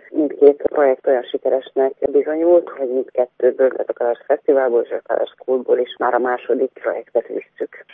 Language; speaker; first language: Hungarian; native; Hungarian